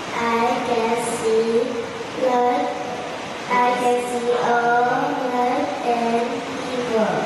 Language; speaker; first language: English; non-native, learner; Vietnamese